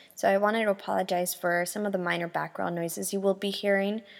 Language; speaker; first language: English; early bilingual, other home language; Spanish